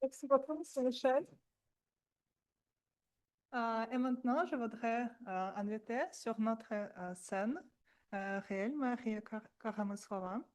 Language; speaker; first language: French; non-native, learner; Russian